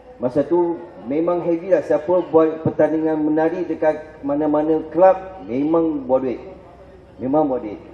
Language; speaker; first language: Malay; non-native, local second language; Min Nan Chinese